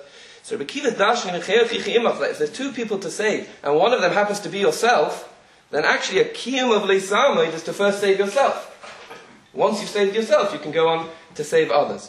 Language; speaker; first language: English; native; English